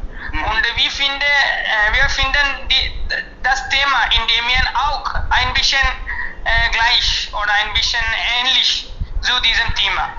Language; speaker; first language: German; non-native, learner; Hindi